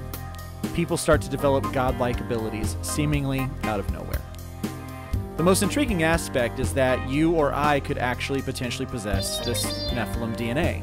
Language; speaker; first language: English; native; English